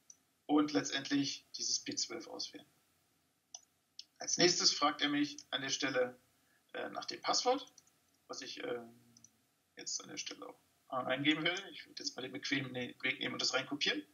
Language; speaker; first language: German; native; German